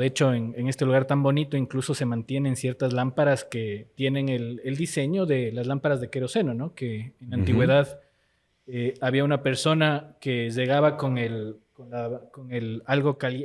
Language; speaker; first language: Spanish; native; Spanish